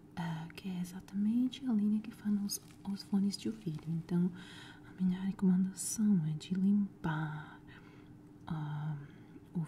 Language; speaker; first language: Portuguese; non-native, fluent; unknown